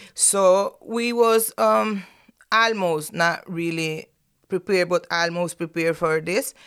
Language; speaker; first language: English; non-native, fluent; Spanish